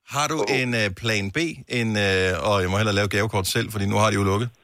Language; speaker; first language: Danish; native; Danish